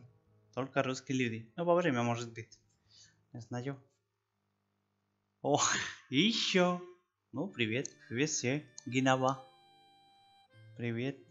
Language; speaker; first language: Russian; non-native, learner; Spanish